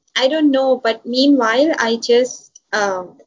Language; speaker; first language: English; non-native, local second language; Urdu